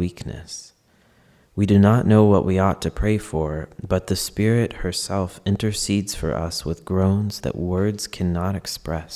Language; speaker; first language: English; native; English